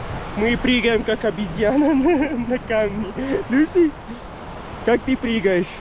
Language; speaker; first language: Russian; non-native, learner; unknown